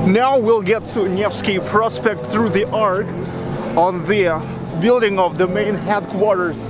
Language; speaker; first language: English; non-native, learner; Russian